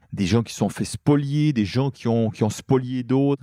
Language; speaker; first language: French; native; French